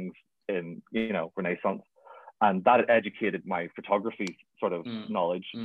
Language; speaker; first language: English; native; English